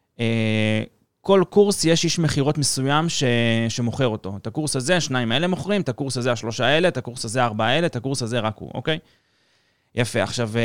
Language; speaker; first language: Hebrew; native; Hebrew